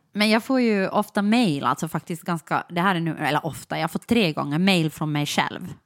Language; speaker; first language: Swedish; native; Swedish